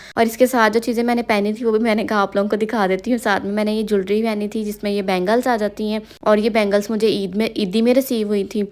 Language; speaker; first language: Urdu; non-native, local second language; Punjabi